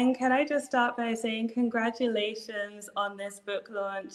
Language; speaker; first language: English; native; English